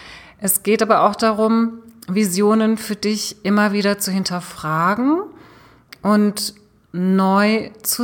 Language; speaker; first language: German; native; German